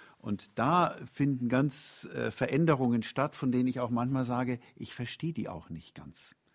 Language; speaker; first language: German; native; German